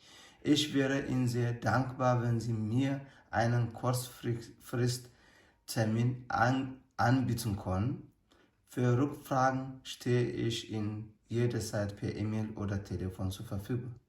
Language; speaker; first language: German; non-native, learner; Amharic